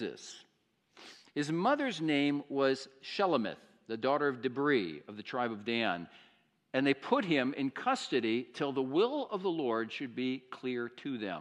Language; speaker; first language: English; native; English